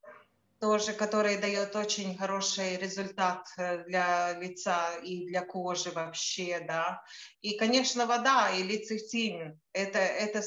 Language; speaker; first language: Russian; non-native, local second language; Latvian